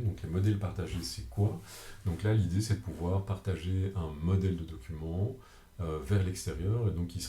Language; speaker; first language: French; native; French